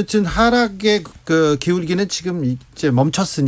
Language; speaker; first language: Korean; native; Korean